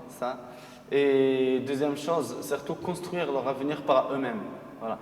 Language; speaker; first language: French; early bilingual, other home language; Arabic